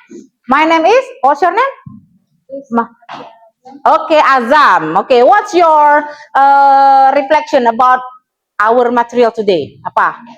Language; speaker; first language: English; non-native, learner; Indonesian